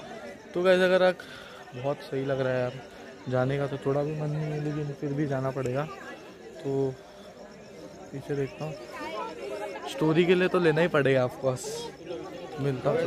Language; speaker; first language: Hindi; native; Hindi